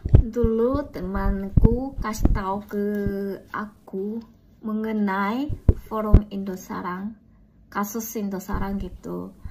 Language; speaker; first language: Indonesian; non-native, learner; Korean